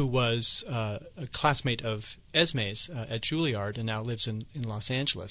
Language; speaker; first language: English; native; English